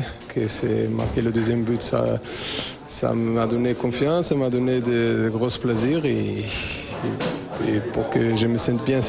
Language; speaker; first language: French; non-native, fluent; Portuguese